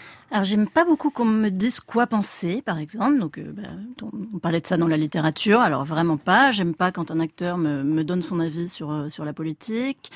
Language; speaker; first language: French; native; French